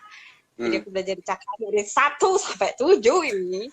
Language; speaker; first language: Indonesian; native; Indonesian